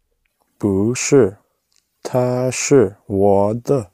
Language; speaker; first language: Chinese; non-native, learner; English